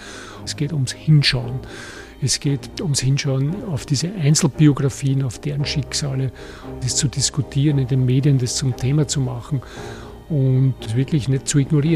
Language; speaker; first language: German; native; German